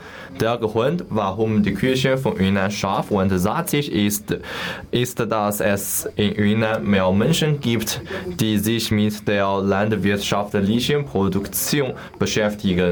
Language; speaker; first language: German; non-native, learner; Chinese